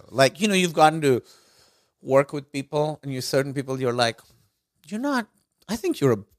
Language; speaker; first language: English; non-native, local second language; Urdu